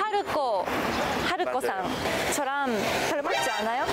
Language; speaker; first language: Korean; non-native, learner; Japanese